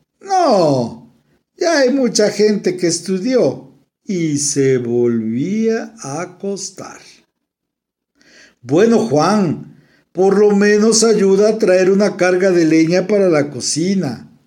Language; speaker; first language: Spanish; native; Spanish